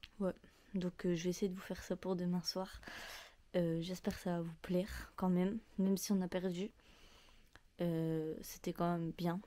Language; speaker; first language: French; native; French